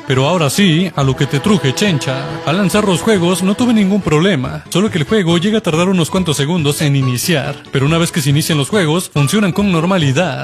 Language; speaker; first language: Spanish; native; Spanish